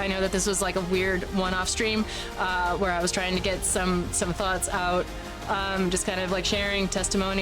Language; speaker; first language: English; native; English